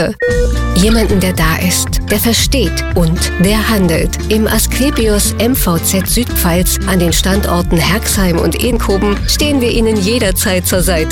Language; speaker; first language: German; native; German